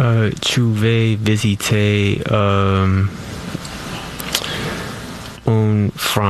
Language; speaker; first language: French; non-native, learner; English